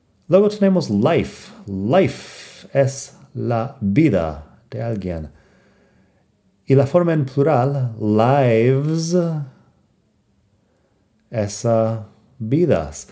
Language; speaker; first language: Spanish; non-native, fluent; English